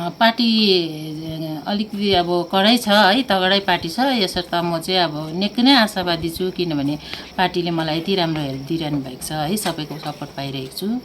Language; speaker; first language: Nepali; native; Nepali